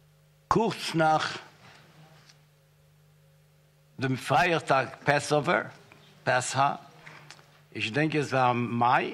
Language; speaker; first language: German; non-native, fluent; Yiddish